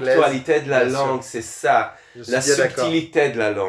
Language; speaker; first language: French; non-native, fluent; Hebrew